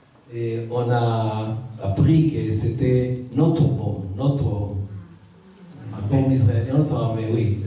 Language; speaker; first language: French; non-native, learner; Hebrew